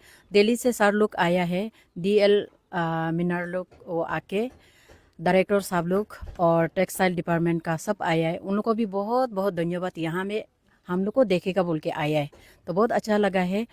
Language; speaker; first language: Hindi; non-native, local second language; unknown